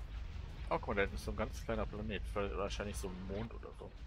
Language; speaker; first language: German; native; German